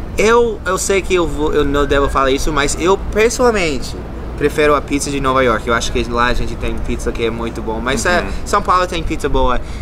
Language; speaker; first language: Portuguese; non-native, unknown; English